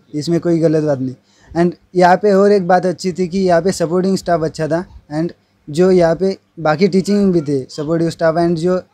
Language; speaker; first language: Hindi; non-native, local second language; Marathi